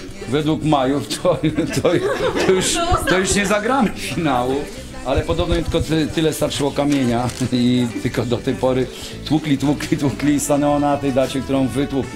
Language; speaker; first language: Polish; native; Polish